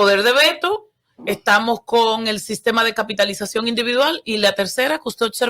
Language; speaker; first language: Spanish; native; Spanish